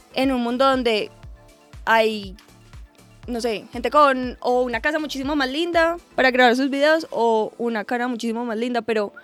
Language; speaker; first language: Spanish; native; Spanish